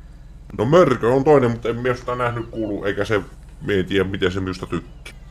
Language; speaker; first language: Finnish; native; Finnish